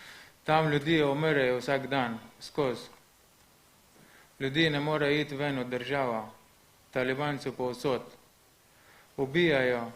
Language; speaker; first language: Slovenian; non-native, learner; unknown